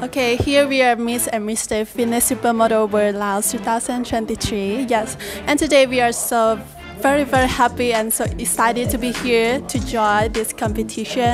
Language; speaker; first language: English; non-native, fluent; Lao